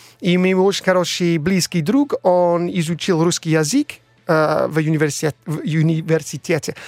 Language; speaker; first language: Russian; non-native, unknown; English